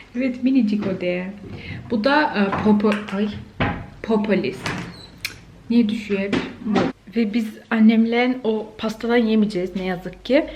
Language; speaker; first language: Turkish; early bilingual, heritage; Turkish